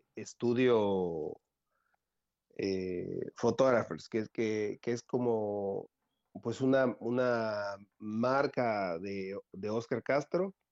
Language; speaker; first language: Spanish; native; Spanish